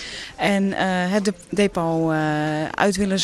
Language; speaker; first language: Dutch; native; Dutch